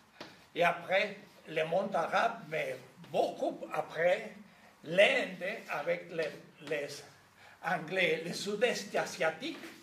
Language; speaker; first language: French; non-native, fluent; Spanish